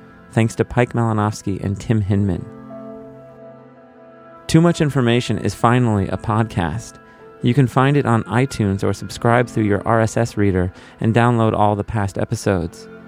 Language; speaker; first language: English; native; English